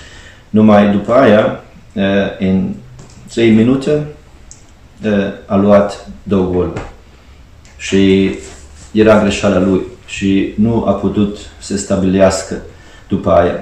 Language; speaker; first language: Romanian; non-native, fluent; Hungarian